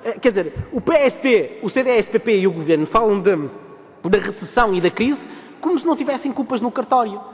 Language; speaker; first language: Portuguese; early bilingual, heritage; Portuguese